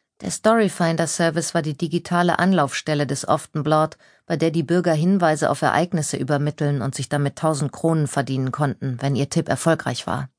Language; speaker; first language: German; native; German